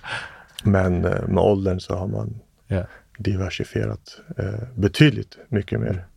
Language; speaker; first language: Swedish; early bilingual, other home language; English